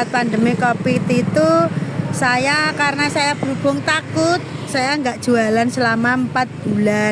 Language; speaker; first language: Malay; non-native, local second language; Javanese